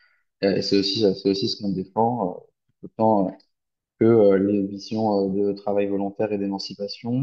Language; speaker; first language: French; native; French